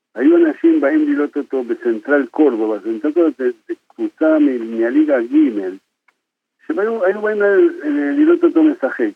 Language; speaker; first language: Hebrew; non-native, fluent; Spanish